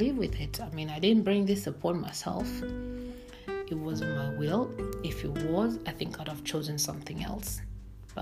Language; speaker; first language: English; non-native, local second language; Swahili